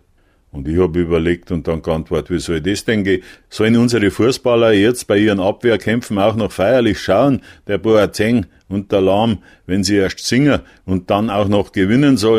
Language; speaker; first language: German; native; German